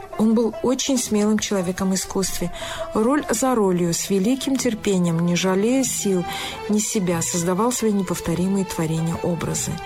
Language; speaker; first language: Russian; non-native, local second language; Tajik